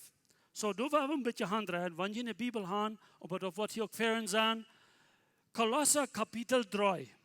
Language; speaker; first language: German; non-native, learner; Plautdietsch